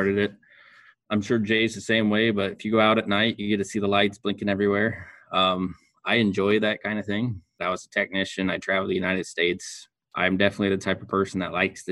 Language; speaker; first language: English; native; English